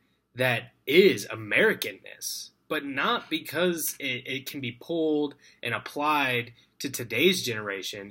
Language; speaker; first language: English; native; English